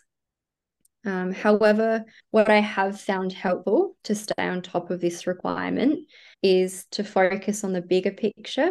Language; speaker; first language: English; native; English